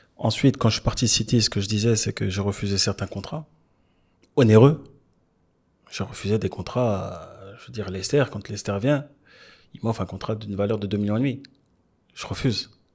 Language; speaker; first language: French; native; French